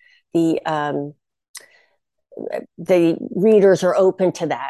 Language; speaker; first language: English; native; English